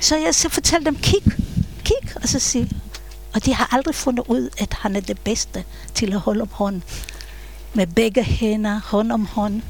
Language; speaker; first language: Danish; non-native, fluent; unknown